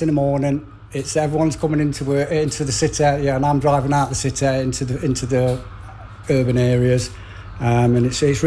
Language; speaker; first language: English; native; English